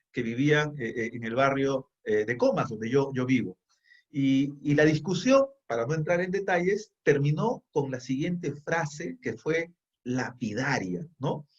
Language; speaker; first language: Spanish; native; Spanish